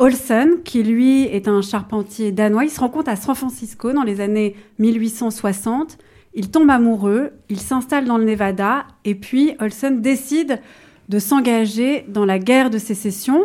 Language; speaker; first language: French; native; French